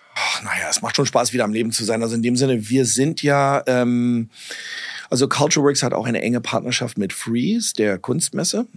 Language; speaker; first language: German; early bilingual, heritage; German